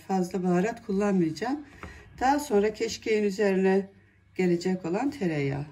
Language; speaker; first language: Turkish; native; Turkish